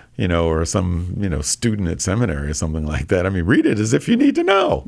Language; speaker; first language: English; native; English